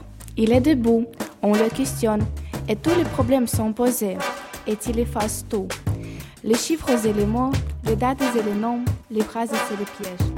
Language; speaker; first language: French; non-native, learner; Russian